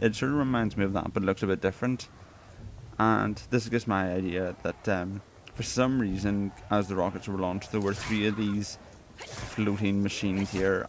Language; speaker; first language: English; native; English